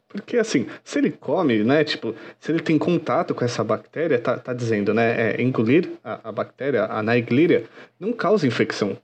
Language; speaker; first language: Portuguese; native; Portuguese